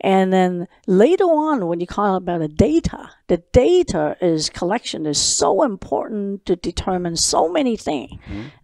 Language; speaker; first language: English; non-native, local second language; Cantonese